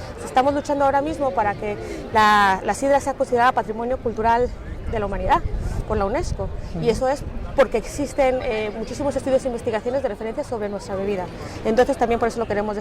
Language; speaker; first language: Spanish; native; Spanish